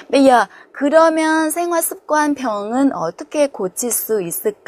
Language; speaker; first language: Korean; non-native, fluent; Vietnamese